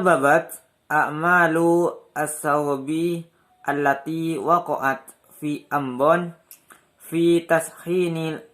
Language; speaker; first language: Arabic; non-native, learner; Indonesian